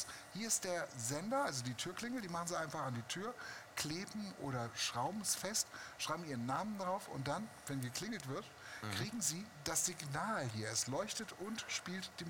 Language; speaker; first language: German; native; German